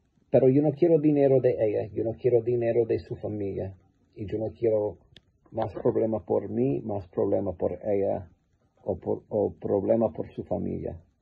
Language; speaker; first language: Spanish; non-native, learner; English